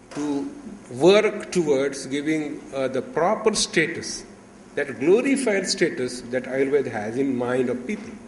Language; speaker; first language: English; non-native, local second language; Marathi